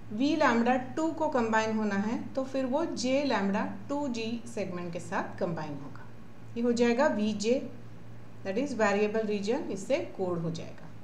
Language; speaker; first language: Hindi; non-native, local second language; Marathi